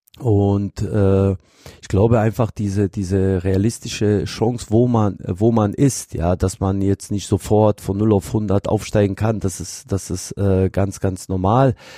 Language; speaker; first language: German; non-native, fluent; Bosnian